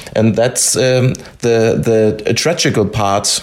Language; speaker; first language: English; non-native, fluent; German